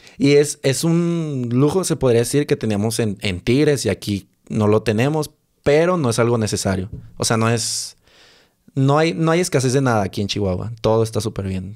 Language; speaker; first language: Spanish; native; Spanish